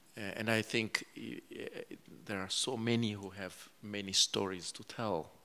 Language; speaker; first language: English; non-native, local second language; Kinyarwanda